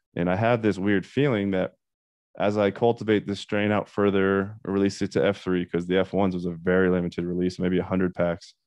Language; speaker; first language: English; native; English